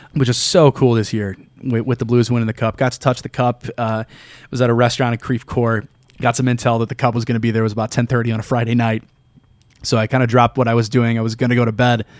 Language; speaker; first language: English; native; English